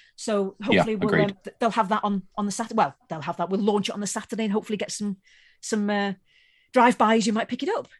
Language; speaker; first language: English; native; English